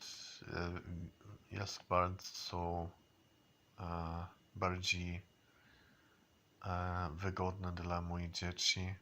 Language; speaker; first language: Polish; non-native, learner; English